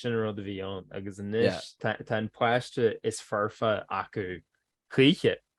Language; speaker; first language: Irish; non-native, local second language; English